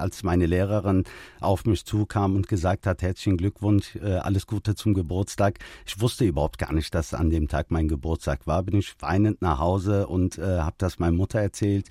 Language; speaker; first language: German; early bilingual, other home language; Turkish